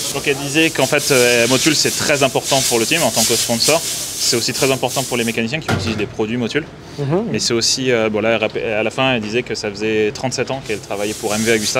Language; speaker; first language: French; native; French